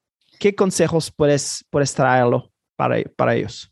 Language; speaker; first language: Spanish; non-native, fluent; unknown